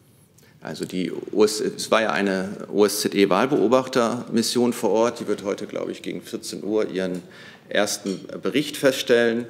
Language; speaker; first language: German; native; German